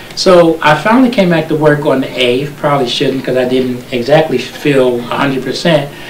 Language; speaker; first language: English; native; English